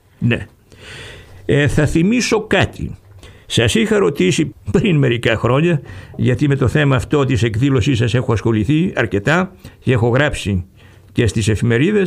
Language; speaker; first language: Greek; native; Greek